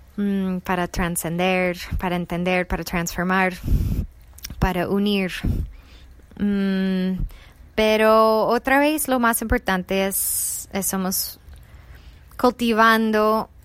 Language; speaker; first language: Spanish; non-native, fluent; English